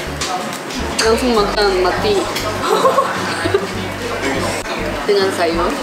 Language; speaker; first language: Indonesian; non-native, learner; Korean